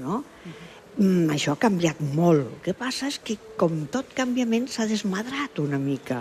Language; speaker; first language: Catalan; non-native, local second language; Spanish